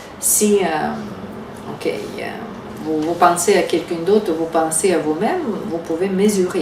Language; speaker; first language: French; non-native, fluent; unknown